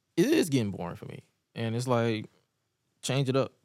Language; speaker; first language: English; native; English